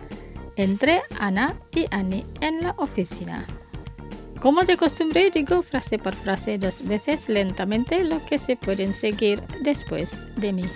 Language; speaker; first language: Spanish; non-native, fluent; Indonesian